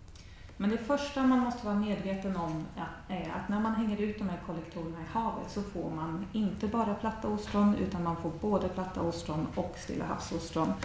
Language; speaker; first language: Swedish; native; Swedish